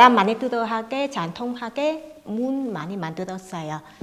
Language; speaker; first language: Korean; non-native, fluent; Vietnamese